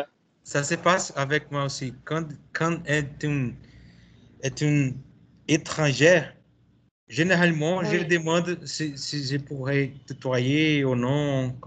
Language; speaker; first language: French; non-native, learner; Portuguese